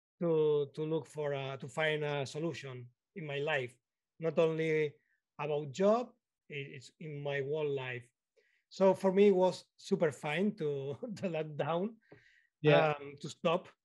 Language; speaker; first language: English; non-native, learner; Spanish